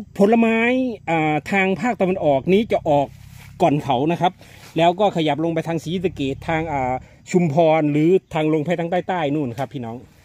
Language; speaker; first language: Thai; native; Thai